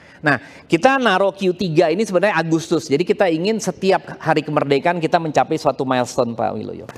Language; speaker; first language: Indonesian; native; Indonesian